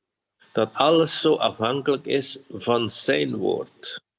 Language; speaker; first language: Dutch; non-native, fluent; Indonesian